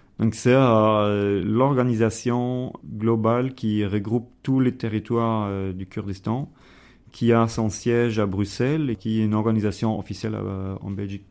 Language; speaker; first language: French; non-native, fluent; German